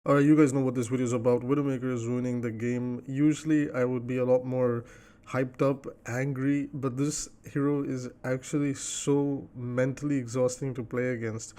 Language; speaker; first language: English; native; English